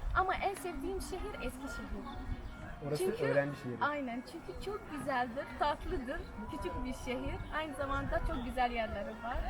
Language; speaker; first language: Turkish; non-native, fluent; Arabic